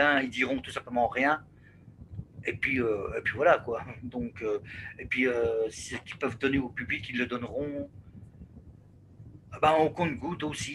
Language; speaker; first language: French; native; French